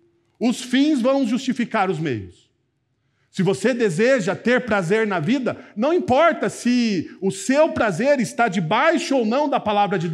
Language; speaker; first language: Portuguese; native; Portuguese